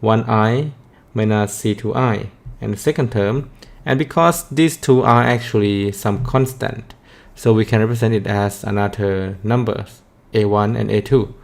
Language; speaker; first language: English; non-native, fluent; Thai